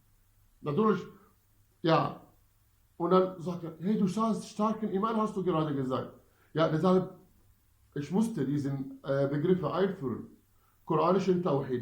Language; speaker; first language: German; non-native, fluent; Arabic